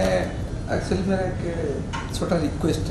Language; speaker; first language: Hindi; non-native, local second language; Odia